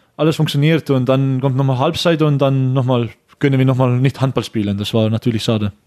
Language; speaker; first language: German; non-native, learner; Estonian